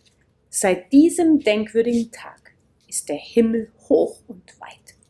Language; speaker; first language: German; native; German